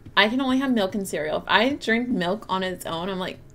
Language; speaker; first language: English; native; English